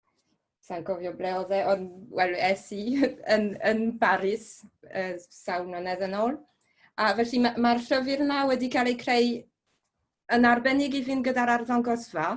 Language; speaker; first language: Welsh; non-native, fluent; French